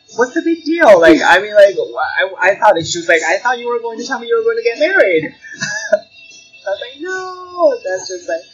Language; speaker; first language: English; non-native, fluent; Chinese